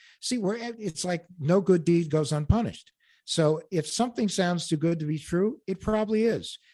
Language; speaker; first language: English; native; English